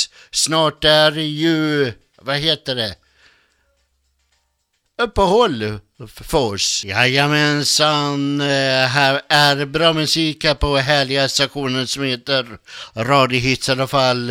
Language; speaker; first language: Swedish; native; Swedish